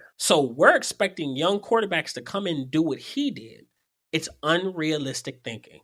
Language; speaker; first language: English; native; English